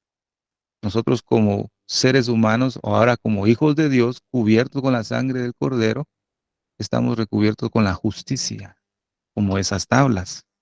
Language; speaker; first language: Spanish; native; Spanish